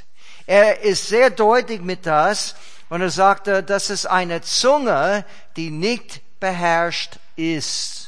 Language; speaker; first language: German; non-native, fluent; English